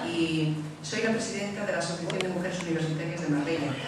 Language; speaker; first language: Spanish; native; Spanish